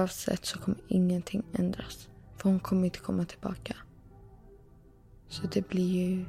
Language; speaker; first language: Swedish; early bilingual, other home language; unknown